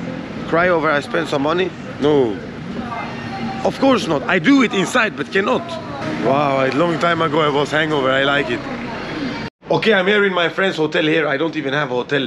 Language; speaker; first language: English; non-native, learner; Portuguese